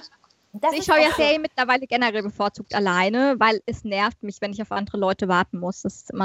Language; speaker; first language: German; native; German